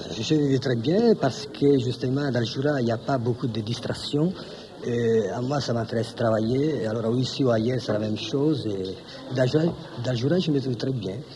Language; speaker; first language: French; non-native, fluent; Italian